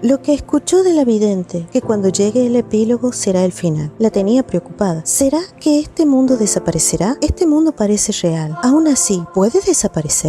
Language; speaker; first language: Spanish; native; Spanish